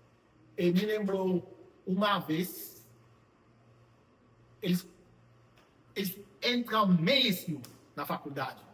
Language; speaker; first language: Portuguese; non-native, fluent; Haitian Creole